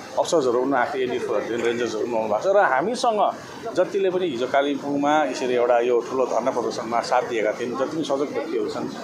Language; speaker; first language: Nepali; native; Nepali